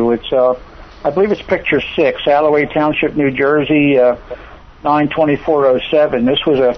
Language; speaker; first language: English; native; English